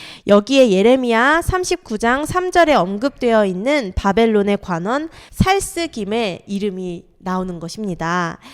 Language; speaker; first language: Korean; native; Korean